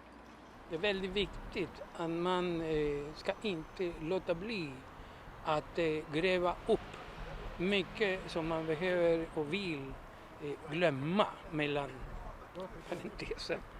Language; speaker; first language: Swedish; non-native, fluent; Spanish